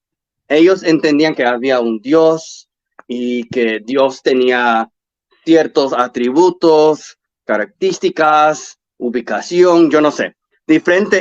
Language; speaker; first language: Spanish; early bilingual, heritage; English